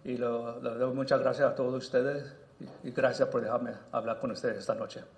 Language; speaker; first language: Spanish; non-native, learner; English